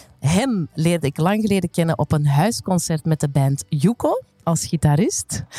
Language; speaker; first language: Dutch; native; Dutch